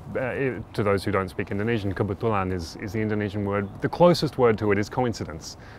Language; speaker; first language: English; early bilingual, other home language; Indonesian